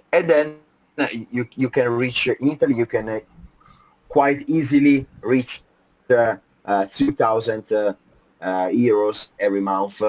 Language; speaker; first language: English; non-native, fluent; Italian